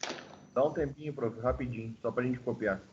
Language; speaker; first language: Portuguese; native; Portuguese